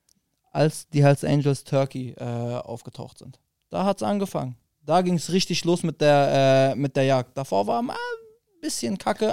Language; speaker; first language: German; early bilingual, other home language; Arabic